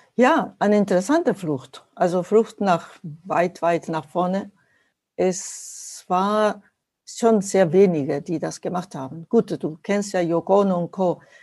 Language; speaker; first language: German; non-native, fluent; Japanese